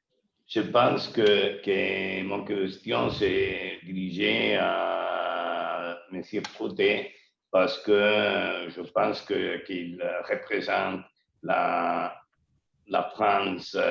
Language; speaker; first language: French; non-native, learner; Spanish